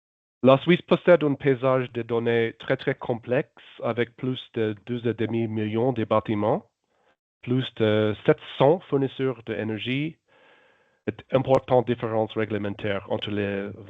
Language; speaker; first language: French; non-native, local second language; German